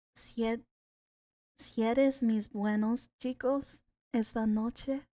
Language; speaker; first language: Spanish; non-native, learner; English